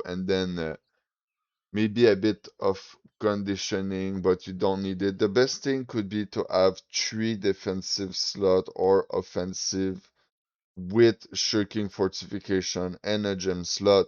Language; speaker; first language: English; non-native, fluent; French